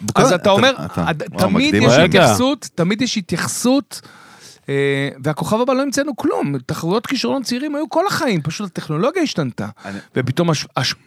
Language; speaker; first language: Hebrew; native; Hebrew